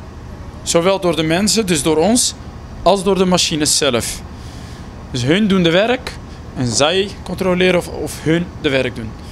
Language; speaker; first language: Dutch; native; Dutch